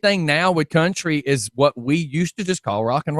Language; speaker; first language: English; native; English